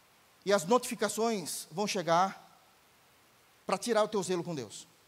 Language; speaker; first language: Portuguese; native; Portuguese